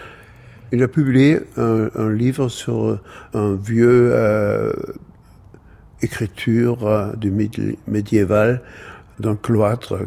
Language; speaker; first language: French; non-native, fluent; German